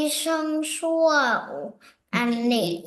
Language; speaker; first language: Chinese; non-native, learner; Vietnamese